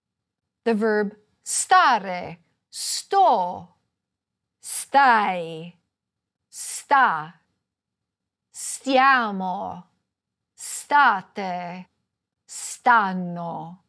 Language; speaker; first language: Italian; non-native, fluent; English